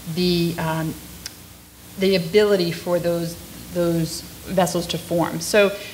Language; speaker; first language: English; native; English